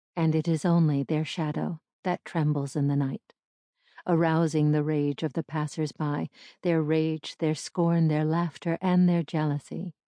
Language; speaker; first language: English; native; English